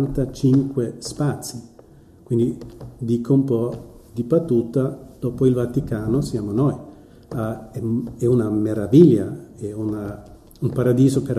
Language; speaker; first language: Italian; non-native, fluent; German